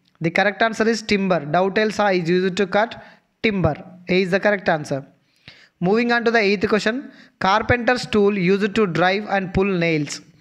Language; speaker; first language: English; non-native, local second language; Telugu